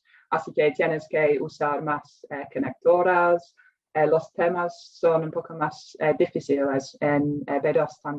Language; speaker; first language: Spanish; non-native, fluent; English